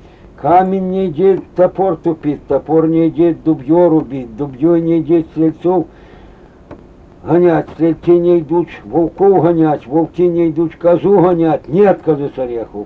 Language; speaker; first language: Russian; native; Russian